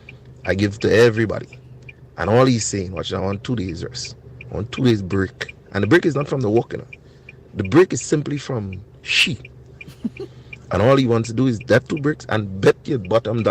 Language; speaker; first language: English; native; English